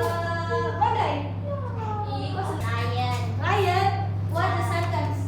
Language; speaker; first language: English; non-native, learner; Indonesian